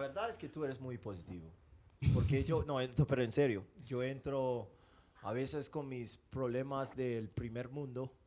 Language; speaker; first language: Spanish; non-native, fluent; English